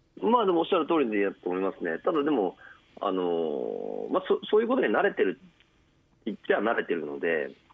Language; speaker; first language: Japanese; native; Japanese